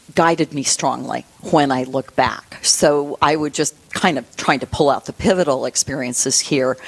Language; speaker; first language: English; native; English